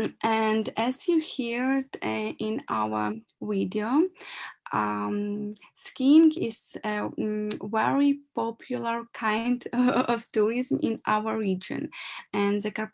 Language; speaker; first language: English; non-native, learner; Ukrainian